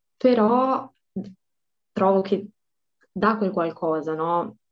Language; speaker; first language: Italian; non-native, fluent; Albanian